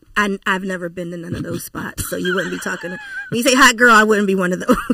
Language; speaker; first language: English; native; English